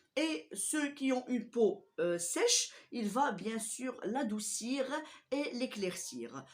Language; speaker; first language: French; non-native, local second language; Arabic